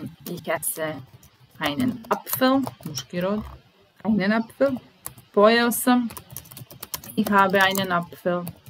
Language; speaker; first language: German; non-native, fluent; Serbian